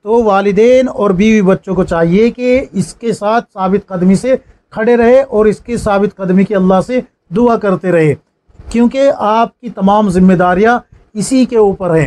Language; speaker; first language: Urdu; native; Urdu